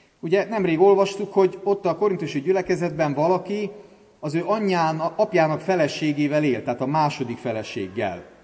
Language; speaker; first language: Hungarian; native; Hungarian